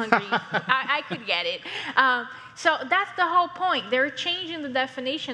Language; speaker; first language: English; non-native, fluent; Portuguese